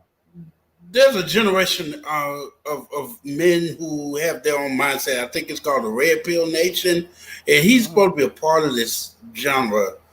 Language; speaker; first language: English; native; English